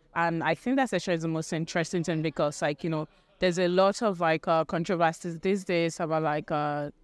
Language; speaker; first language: English; non-native, local second language; Yoruba